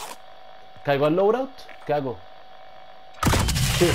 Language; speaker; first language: Spanish; native; Spanish